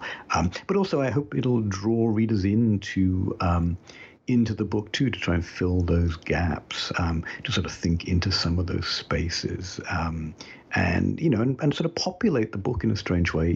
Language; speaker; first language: English; native; English